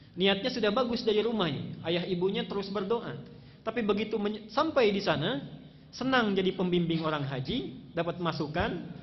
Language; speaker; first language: Indonesian; native; Indonesian